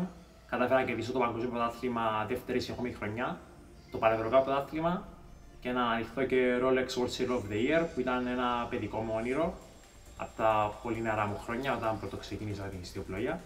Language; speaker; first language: Greek; native; Greek